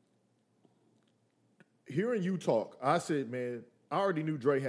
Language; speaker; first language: English; early bilingual, other home language; Spanish